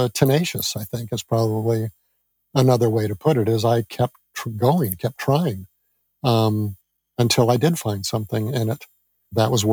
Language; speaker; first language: English; native; English